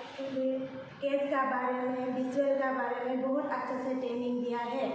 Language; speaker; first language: Hindi; non-native, local second language; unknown